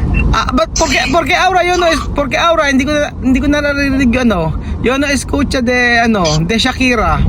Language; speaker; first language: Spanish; non-native, learner; Filipino